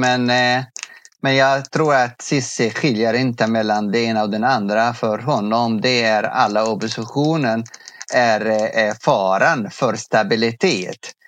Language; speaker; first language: Swedish; non-native, fluent; Arabic